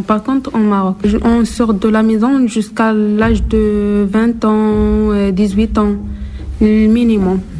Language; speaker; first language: French; non-native, learner; Arabic